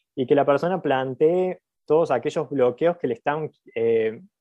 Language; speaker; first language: Spanish; native; Spanish